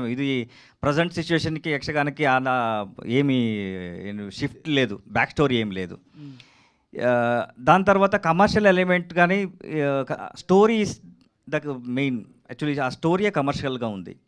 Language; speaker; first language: Telugu; non-native, learner; Kannada